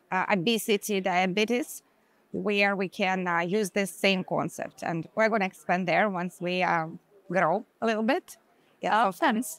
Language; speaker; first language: English; non-native, fluent; Hebrew